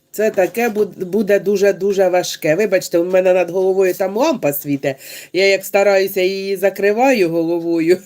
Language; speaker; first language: Ukrainian; non-native, local second language; Russian